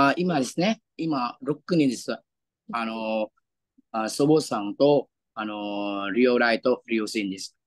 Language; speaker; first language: Japanese; non-native, learner; Vietnamese